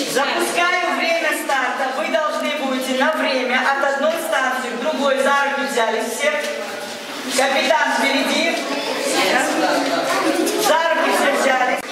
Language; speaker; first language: Russian; native; Russian